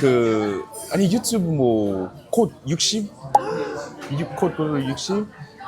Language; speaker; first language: Korean; non-native, fluent; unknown